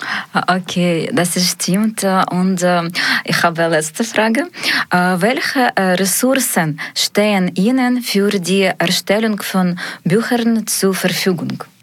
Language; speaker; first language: German; non-native, learner; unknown